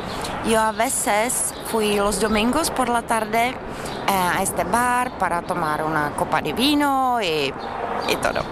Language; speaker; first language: Spanish; non-native, fluent; Czech